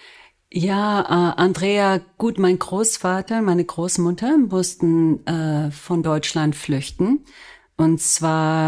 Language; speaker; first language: German; early bilingual, other home language; Spanish